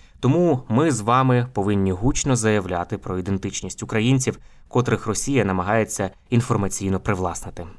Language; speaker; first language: Ukrainian; native; Ukrainian